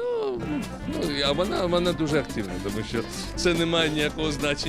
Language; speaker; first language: Ukrainian; non-native, learner; Georgian